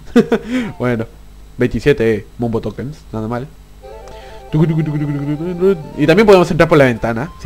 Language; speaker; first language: Spanish; native; Spanish